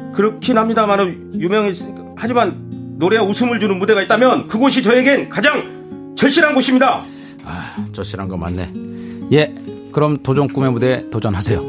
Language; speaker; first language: Korean; native; Korean